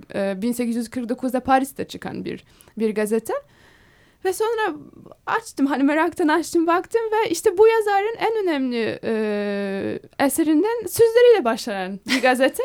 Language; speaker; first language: Turkish; non-native, fluent; Polish